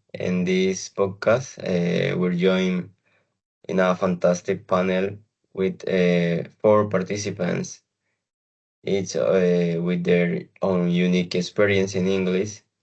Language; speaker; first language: English; non-native, learner; Spanish